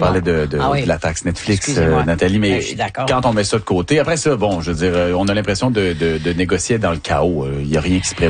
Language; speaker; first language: French; native; French